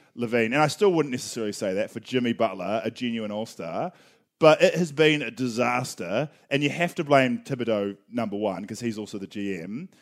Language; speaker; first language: English; native; English